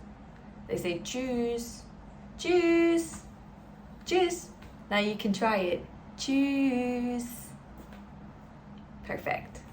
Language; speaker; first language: German; native; German